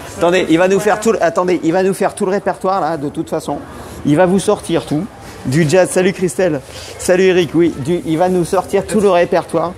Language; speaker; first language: French; native; French